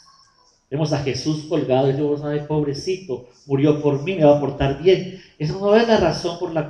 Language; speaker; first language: Spanish; native; Spanish